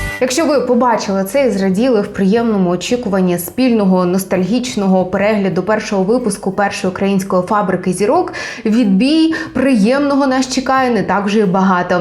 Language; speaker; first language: Ukrainian; native; Ukrainian